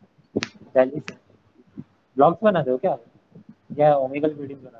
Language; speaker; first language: Hindi; native; Hindi